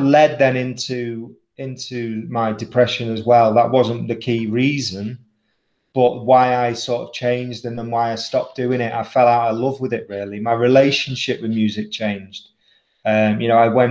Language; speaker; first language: English; native; English